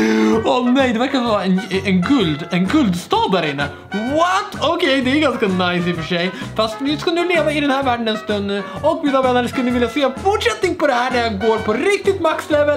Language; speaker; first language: Swedish; native; Swedish